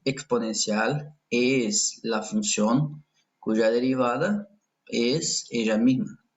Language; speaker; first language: Spanish; non-native, fluent; Portuguese